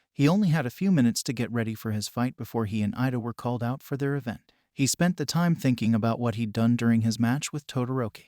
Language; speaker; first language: English; native; English